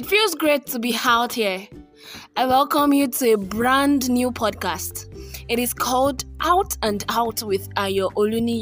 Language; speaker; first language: English; non-native, local second language; Yoruba